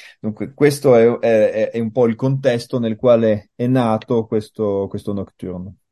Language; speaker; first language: Italian; non-native, fluent; French